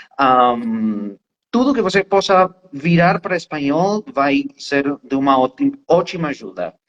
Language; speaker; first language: Portuguese; non-native, fluent; Spanish